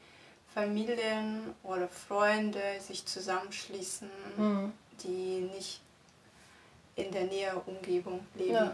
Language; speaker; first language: German; non-native, fluent; Russian